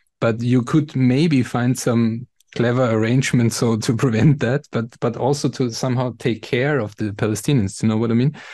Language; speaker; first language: English; non-native, fluent; German